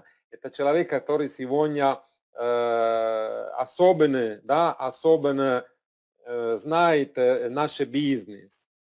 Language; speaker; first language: Russian; non-native, learner; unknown